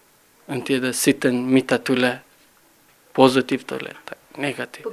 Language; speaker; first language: Finnish; non-native, learner; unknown